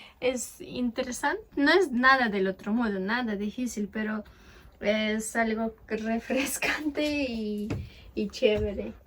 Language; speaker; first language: Spanish; non-native, local second language; Russian